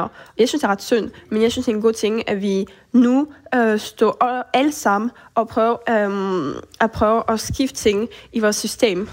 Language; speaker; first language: Danish; early bilingual, heritage; Danish